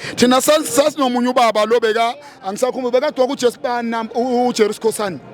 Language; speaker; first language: Zulu; native; Zulu